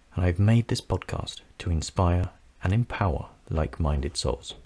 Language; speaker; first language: English; native; English